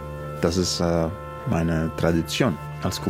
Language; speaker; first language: German; non-native, fluent; Spanish